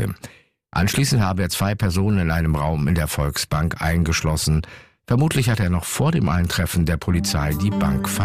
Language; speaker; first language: German; native; German